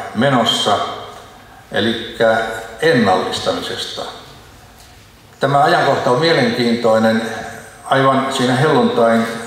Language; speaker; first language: Finnish; native; Finnish